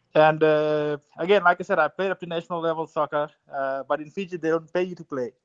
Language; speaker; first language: English; non-native, fluent; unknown